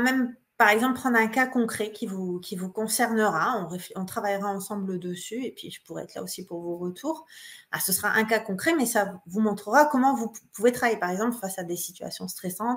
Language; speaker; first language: French; native; French